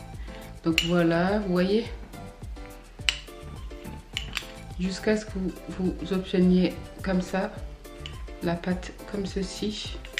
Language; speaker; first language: French; early bilingual, other home language; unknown